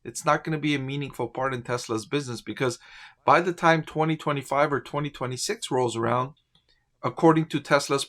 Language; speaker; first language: English; native; English